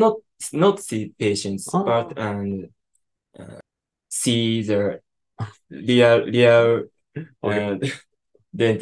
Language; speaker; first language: English; non-native, learner; Japanese